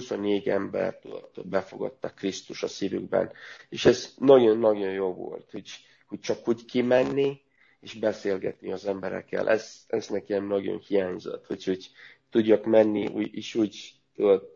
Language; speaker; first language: Hungarian; non-native, learner; Romanian